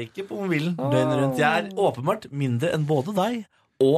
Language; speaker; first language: Norwegian; native; Norwegian